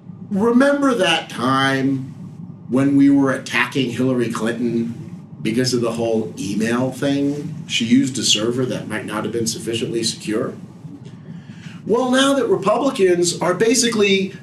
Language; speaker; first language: English; native; English